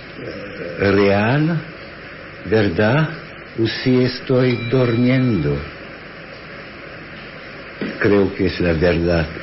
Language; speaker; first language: Spanish; non-native, fluent; English